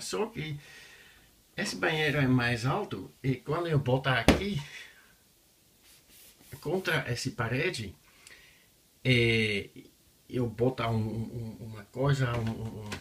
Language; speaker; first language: Portuguese; non-native, learner; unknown